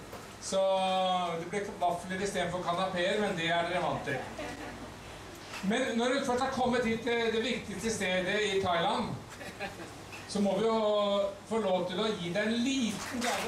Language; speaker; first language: Norwegian; native; Norwegian